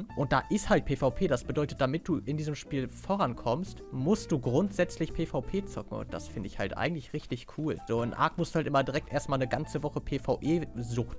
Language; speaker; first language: German; native; German